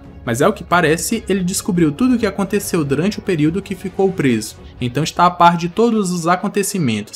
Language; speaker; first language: Portuguese; native; Portuguese